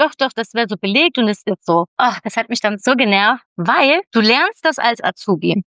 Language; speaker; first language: German; early bilingual, other home language; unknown